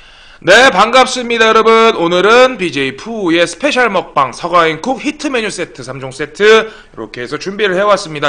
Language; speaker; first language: Korean; native; Korean